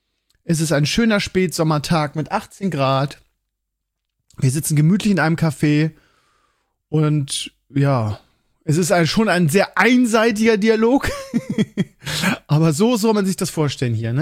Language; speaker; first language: German; native; German